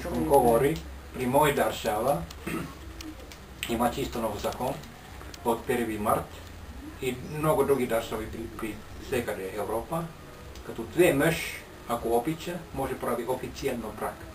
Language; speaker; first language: Bulgarian; non-native, learner; Finnish